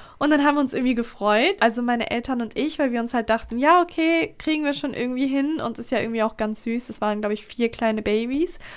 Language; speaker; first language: German; early bilingual, other home language; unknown